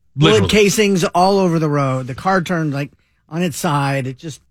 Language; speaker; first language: English; native; English